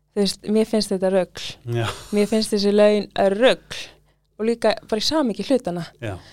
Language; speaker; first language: Icelandic; early bilingual, other home language; English